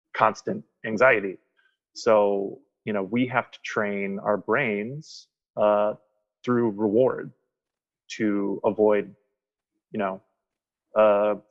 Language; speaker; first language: English; native; English